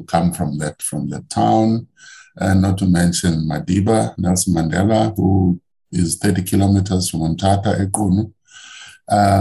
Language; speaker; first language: English; non-native, local second language; Xhosa